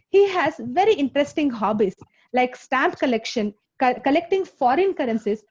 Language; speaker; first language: English; non-native, local second language; Kannada